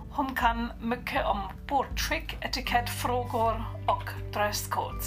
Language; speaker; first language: Swedish; non-native, fluent; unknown